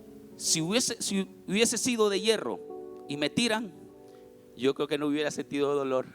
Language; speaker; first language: Spanish; native; Spanish